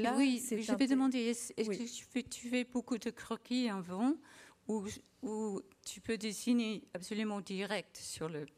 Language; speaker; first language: French; non-native, learner; English